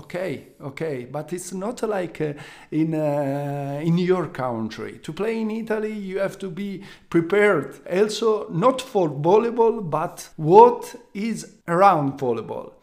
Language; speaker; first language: English; non-native, learner; Italian